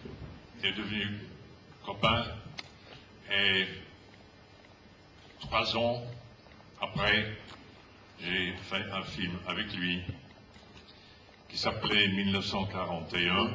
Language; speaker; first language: French; non-native, fluent; English